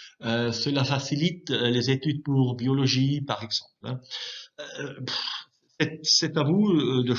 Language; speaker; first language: French; non-native, local second language; German